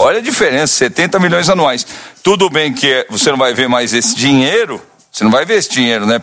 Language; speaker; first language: Portuguese; native; Portuguese